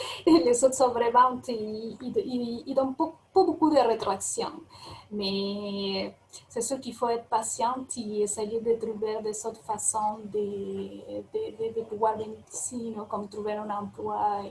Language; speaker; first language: French; non-native, fluent; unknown